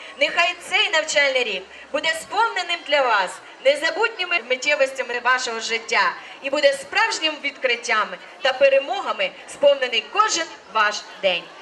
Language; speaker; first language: Ukrainian; native; Ukrainian